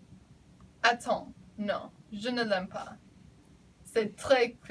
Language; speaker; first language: French; non-native, learner; English